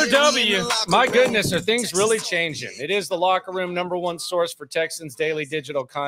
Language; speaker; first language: English; native; English